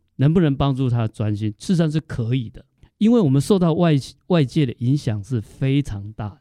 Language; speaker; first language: Chinese; native; Chinese